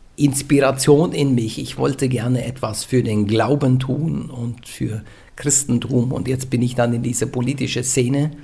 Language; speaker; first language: German; non-native, fluent; Norwegian